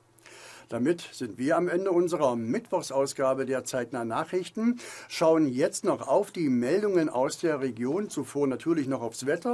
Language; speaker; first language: German; native; German